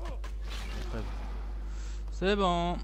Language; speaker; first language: French; native; French